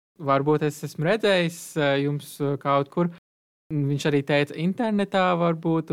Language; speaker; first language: Latvian; non-native, fluent; Turkish